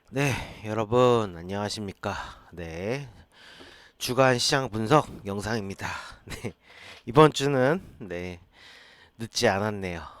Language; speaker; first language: Korean; native; Korean